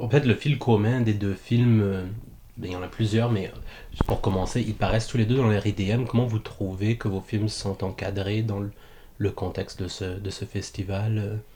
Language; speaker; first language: French; native; French